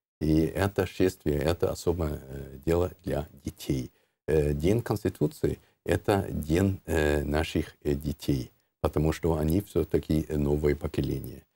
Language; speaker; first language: Russian; non-native, fluent; Norwegian